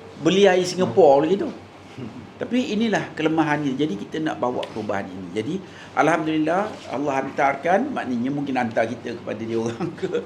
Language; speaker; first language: Malay; native; Malay